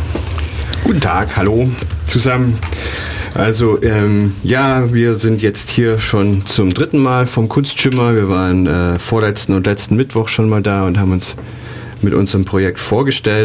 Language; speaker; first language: German; native; German